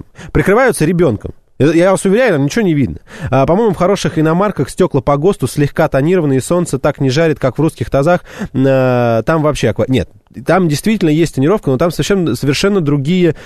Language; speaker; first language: Russian; native; Russian